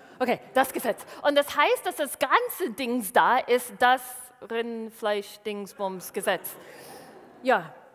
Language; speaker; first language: German; non-native, fluent; English